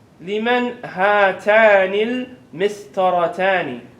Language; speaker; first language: Arabic; non-native, fluent; English